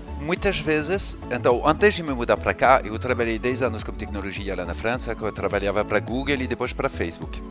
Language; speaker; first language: Portuguese; non-native, fluent; French